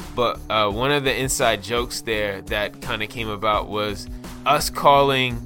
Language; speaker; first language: English; native; English